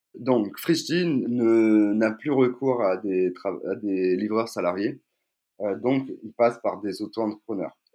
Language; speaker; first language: French; native; French